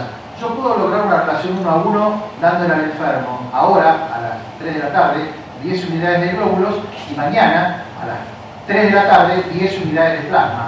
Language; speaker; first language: Spanish; native; Spanish